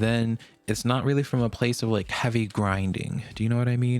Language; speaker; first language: English; native; English